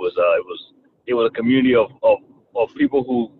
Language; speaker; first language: English; early bilingual, other home language; Kinyarwanda